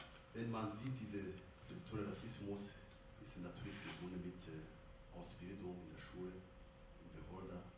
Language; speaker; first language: German; non-native, fluent; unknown